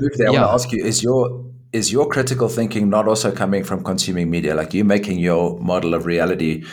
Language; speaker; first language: English; native; English